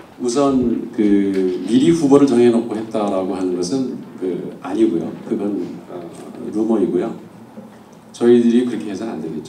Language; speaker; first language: Korean; native; Korean